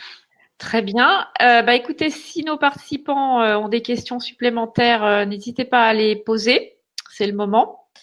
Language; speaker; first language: French; native; French